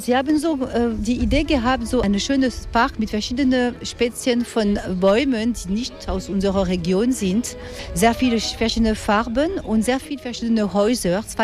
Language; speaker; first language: German; non-native, fluent; French